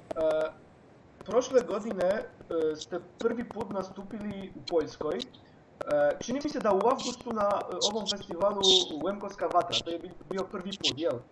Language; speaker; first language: Serbian; non-native, fluent; Polish